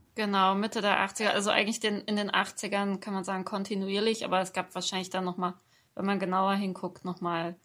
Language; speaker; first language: German; early bilingual, other home language; Persian